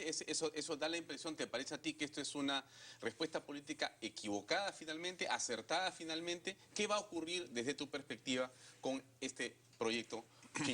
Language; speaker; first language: Spanish; native; Spanish